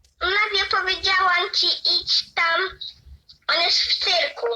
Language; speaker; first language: Polish; native; Polish